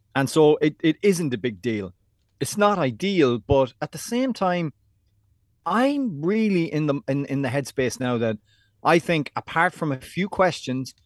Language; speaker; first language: English; native; English